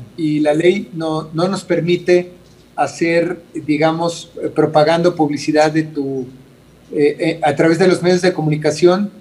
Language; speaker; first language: Spanish; native; Spanish